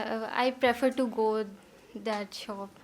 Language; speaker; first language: English; non-native, learner; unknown